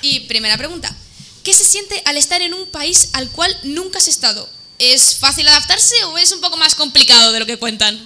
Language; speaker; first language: Spanish; native; Spanish